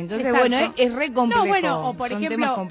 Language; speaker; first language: Spanish; native; Spanish